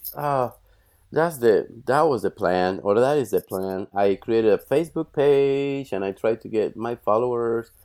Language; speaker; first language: English; non-native, fluent; Spanish